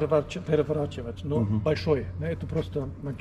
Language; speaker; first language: Russian; non-native, fluent; German